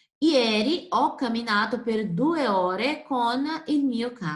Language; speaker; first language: Italian; non-native, fluent; Portuguese